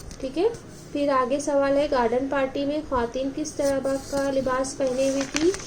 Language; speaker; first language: Urdu; native; Urdu